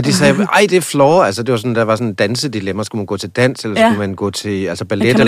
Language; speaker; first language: Danish; native; Danish